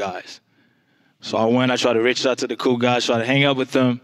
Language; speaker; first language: English; non-native, fluent; French